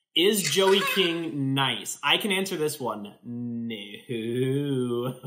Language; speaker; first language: English; native; English